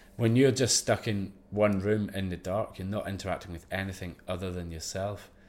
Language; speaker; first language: English; native; English